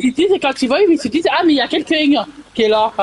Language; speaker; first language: French; native; French